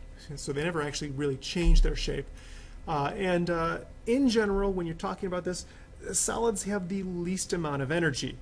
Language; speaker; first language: English; native; English